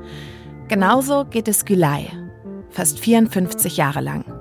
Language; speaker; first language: German; native; German